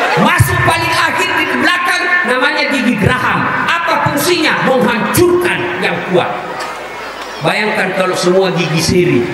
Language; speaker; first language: Indonesian; non-native, local second language; Buginese